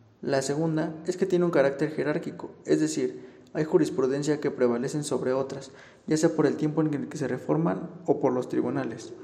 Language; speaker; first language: Spanish; native; Spanish